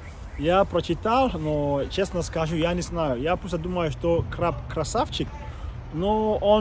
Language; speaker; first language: Russian; non-native, learner; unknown